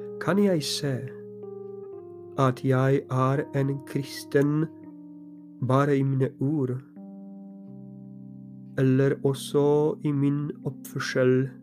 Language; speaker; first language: Norwegian; non-native, fluent; Polish